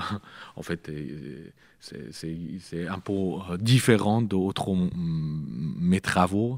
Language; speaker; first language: French; non-native, learner; Persian